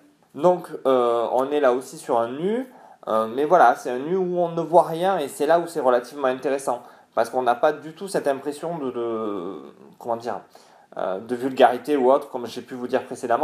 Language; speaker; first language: French; native; French